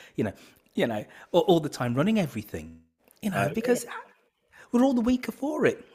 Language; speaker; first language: English; native; English